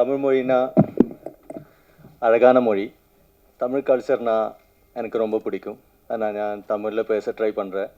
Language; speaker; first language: Tamil; non-native, learner; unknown